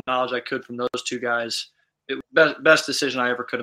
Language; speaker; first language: English; native; English